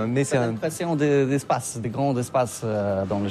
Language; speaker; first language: French; non-native, learner; Polish